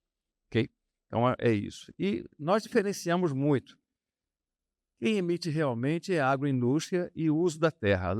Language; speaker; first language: Portuguese; native; Portuguese